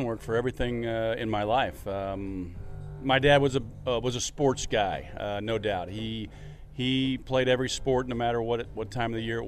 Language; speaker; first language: English; native; English